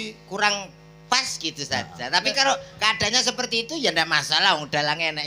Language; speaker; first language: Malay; non-native, local second language; Javanese